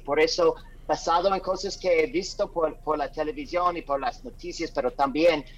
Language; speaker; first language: Spanish; non-native, learner; English